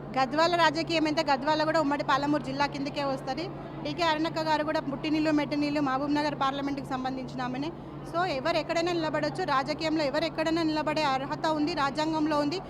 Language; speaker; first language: Telugu; native; Telugu